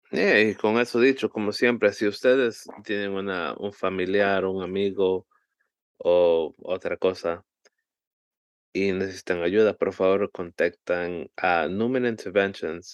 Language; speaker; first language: Spanish; early bilingual, heritage; Spanish